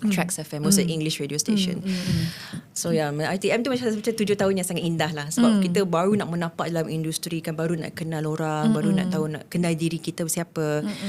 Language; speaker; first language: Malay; non-native, local second language; English